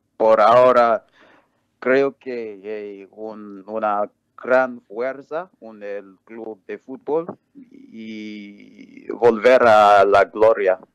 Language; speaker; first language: Spanish; non-native, learner; English